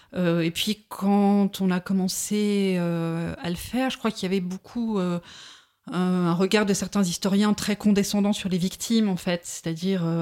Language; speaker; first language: French; native; French